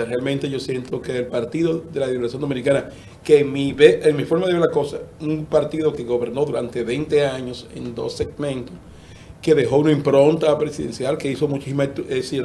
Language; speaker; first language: Spanish; native; Spanish